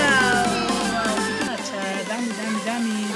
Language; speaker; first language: Hindi; non-native, local second language; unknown